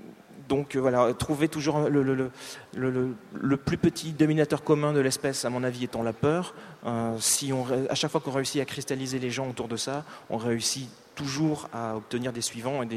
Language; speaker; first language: French; native; French